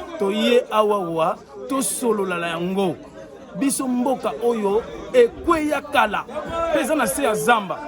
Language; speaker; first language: Lingala; non-native, local second language; Kongo